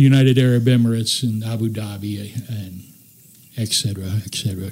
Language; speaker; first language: English; native; English